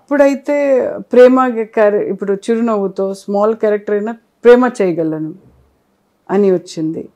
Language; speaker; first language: Telugu; non-native, local second language; Kannada